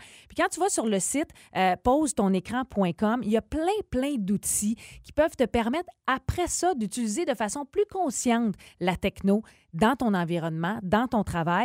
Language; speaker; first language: French; native; French